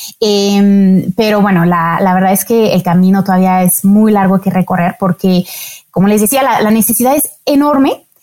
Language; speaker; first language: Spanish; non-native, fluent; French